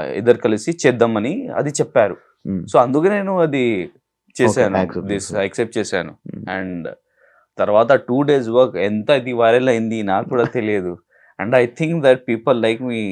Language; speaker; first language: Telugu; non-native, learner; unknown